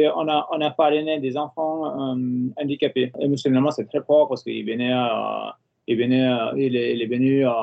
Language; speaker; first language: French; non-native, fluent; Nepali